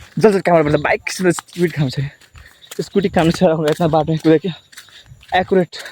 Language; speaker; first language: Nepali; non-native, local second language; Rana Tharu